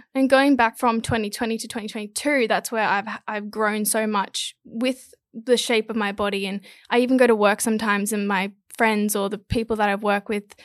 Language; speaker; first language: English; native; English